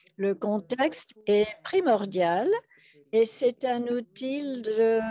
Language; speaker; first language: French; non-native, fluent; English